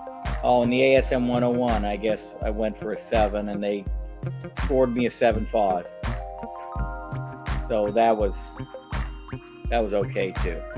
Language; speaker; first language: English; native; English